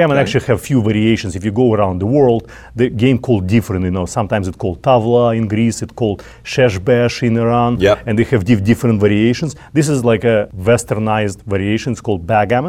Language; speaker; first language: English; non-native, fluent; Russian